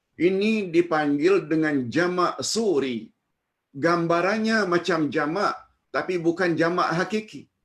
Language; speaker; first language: Malay; native; Malay